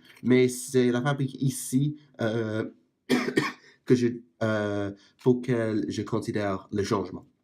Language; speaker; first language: French; non-native, fluent; English